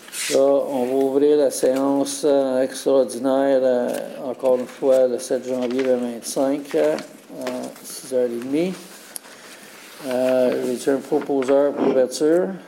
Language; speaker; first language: French; native; French